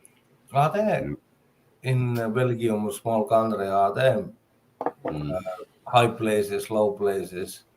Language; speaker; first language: English; non-native, learner; Finnish